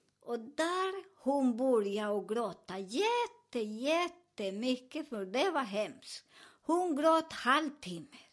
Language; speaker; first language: Swedish; non-native, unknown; Spanish